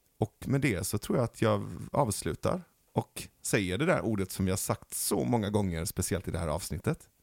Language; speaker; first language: Swedish; early bilingual, other home language; Persian